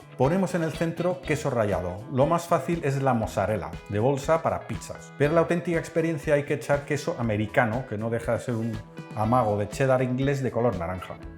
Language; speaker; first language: Spanish; non-native, fluent; Dutch